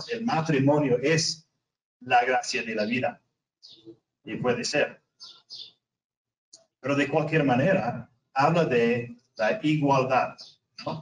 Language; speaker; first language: Spanish; non-native, fluent; English